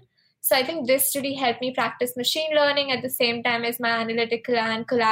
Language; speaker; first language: English; non-native, local second language; Hindi